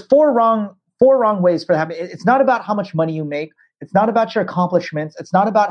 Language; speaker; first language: English; native; English